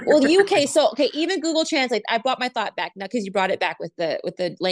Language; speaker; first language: English; native; English